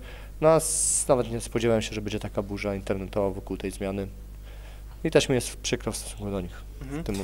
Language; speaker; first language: Polish; native; Polish